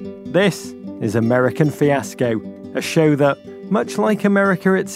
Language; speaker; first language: English; native; English